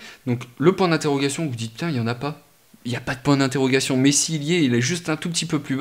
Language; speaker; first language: French; native; French